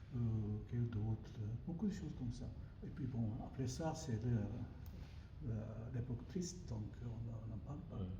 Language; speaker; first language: French; non-native, learner; Japanese